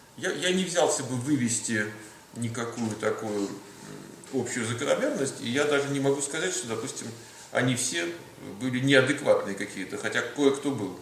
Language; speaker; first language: Russian; native; Russian